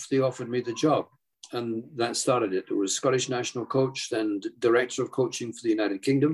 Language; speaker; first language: English; native; English